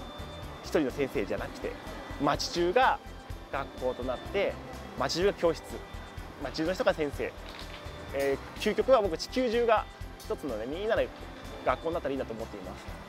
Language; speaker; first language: Japanese; native; Japanese